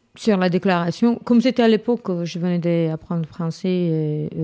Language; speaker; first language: French; non-native, fluent; Romanian